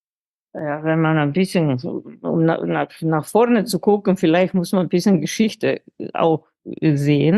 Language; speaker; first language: German; non-native, fluent; Slovenian